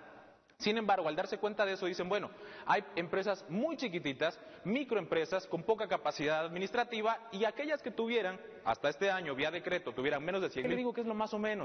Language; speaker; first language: Spanish; native; Spanish